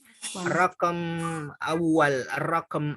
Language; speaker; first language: Arabic; non-native, fluent; Indonesian